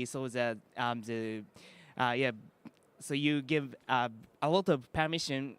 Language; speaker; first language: English; non-native, learner; Japanese